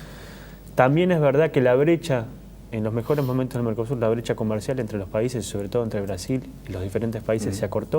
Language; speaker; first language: Spanish; native; Spanish